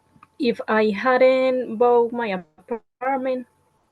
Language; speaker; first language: English; non-native, learner; Spanish